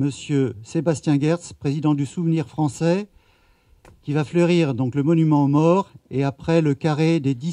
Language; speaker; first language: French; native; French